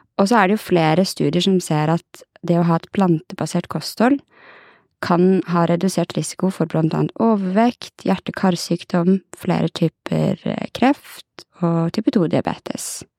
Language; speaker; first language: Norwegian; native; Norwegian